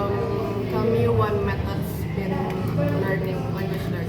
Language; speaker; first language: English; non-native, learner; Indonesian